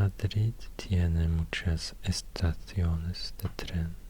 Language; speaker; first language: Spanish; non-native, learner; Swedish